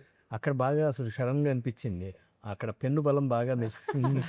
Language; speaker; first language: Telugu; native; Telugu